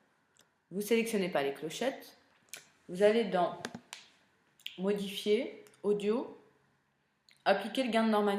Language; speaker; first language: French; native; French